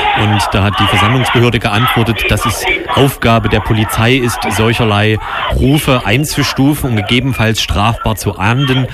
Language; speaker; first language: German; native; German